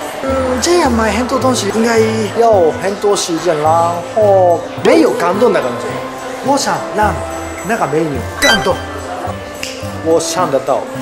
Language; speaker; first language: Chinese; non-native, learner; Japanese